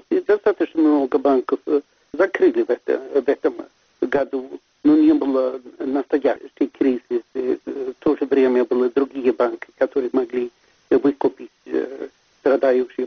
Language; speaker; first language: Russian; non-native, fluent; Swedish